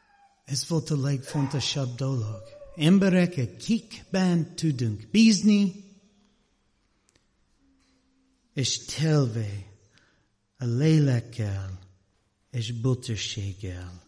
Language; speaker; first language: Hungarian; non-native, learner; English